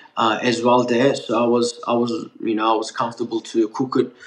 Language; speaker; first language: English; non-native, fluent; Turkish